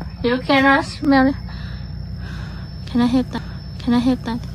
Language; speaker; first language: English; non-native, learner; Vietnamese